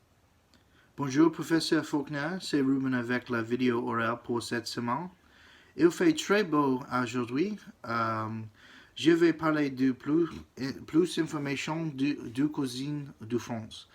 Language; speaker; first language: French; non-native, learner; English